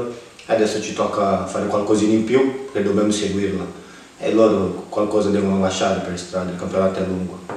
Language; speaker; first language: Italian; non-native, fluent; Portuguese